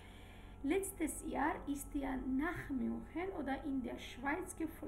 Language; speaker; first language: German; non-native, fluent; Georgian